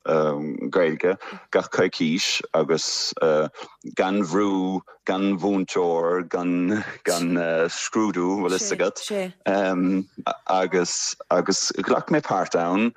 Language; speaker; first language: Irish; non-native, fluent; German